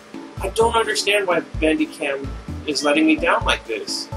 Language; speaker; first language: English; native; English